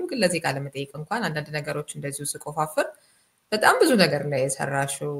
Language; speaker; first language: Amharic; native; Amharic